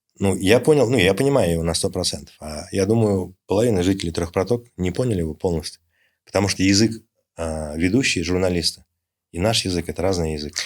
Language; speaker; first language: Russian; native; Russian